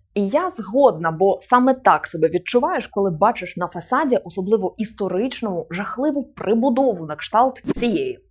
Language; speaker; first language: Ukrainian; native; Ukrainian